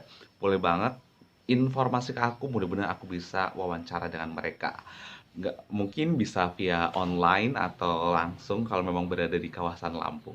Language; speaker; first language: Indonesian; native; Indonesian